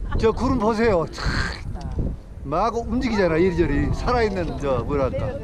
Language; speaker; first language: Korean; native; Korean